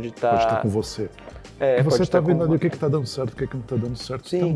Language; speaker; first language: Portuguese; native; Portuguese